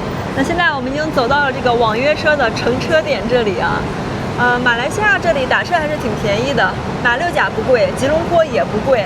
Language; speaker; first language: Chinese; native; Chinese